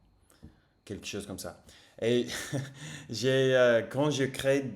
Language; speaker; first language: French; non-native, fluent; English